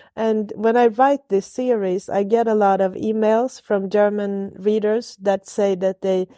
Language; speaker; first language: English; non-native, fluent; Swedish